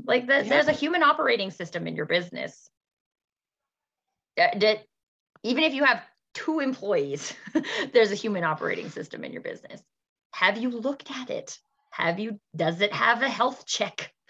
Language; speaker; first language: English; native; English